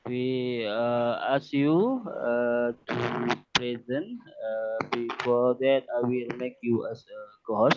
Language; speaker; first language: English; non-native, learner; Indonesian